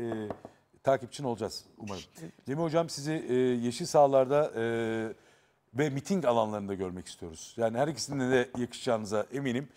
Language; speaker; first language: Turkish; native; Turkish